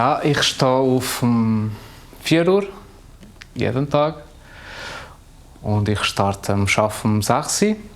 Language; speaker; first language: German; non-native, learner; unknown